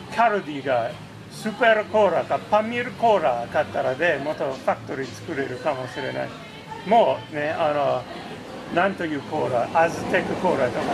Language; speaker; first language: Japanese; non-native, fluent; English